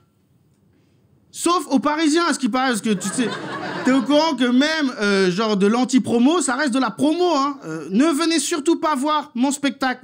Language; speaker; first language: French; native; French